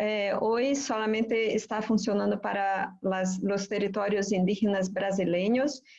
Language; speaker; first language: Spanish; non-native, fluent; Portuguese